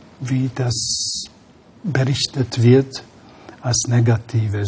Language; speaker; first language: German; non-native, fluent; Hungarian